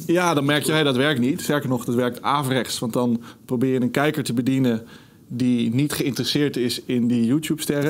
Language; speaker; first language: Dutch; native; Dutch